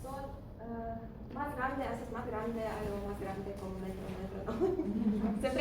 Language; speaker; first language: Spanish; non-native, learner; Russian